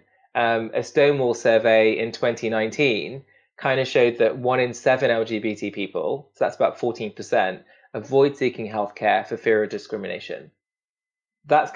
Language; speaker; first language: English; native; English